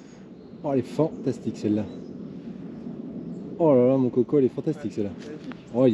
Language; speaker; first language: French; native; French